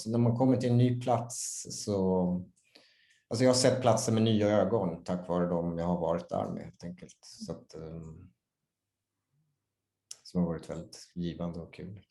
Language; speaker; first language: Swedish; native; Swedish